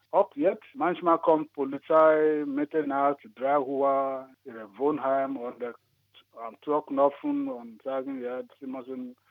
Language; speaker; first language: German; non-native, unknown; English